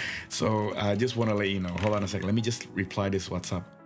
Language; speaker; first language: English; non-native, fluent; Indonesian